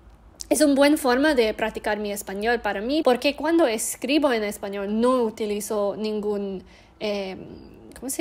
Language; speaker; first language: Spanish; non-native, learner; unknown